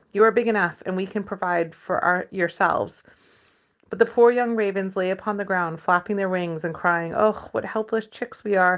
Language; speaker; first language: English; native; English